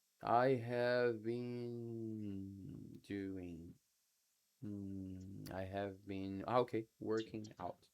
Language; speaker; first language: English; non-native, fluent; Portuguese